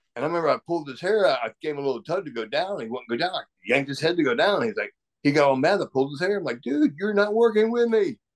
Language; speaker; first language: English; native; English